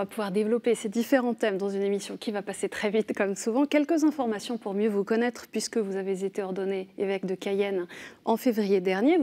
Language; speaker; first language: French; native; French